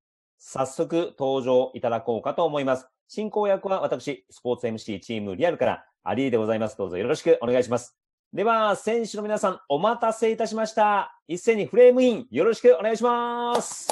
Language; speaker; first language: Japanese; native; Japanese